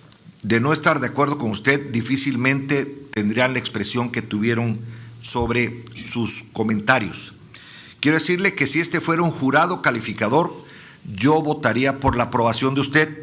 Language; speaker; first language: Spanish; native; Spanish